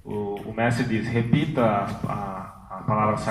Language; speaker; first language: Portuguese; native; Portuguese